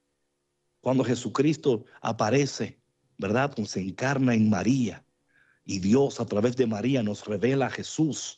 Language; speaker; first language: Spanish; native; Spanish